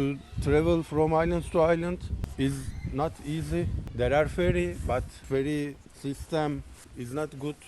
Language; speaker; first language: English; non-native, learner; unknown